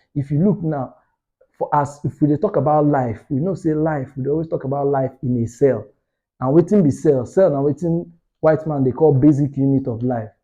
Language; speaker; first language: Nigerian Pidgin; non-native, local second language; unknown